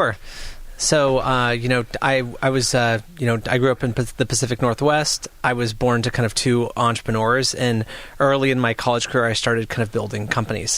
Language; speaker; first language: English; native; English